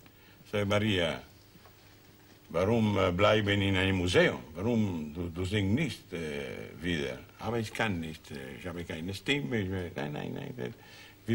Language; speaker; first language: German; non-native, learner; Italian